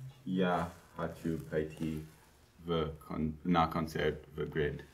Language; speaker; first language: Russian; non-native, learner; English